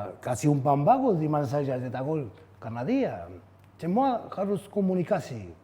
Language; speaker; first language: Indonesian; non-native, fluent; Spanish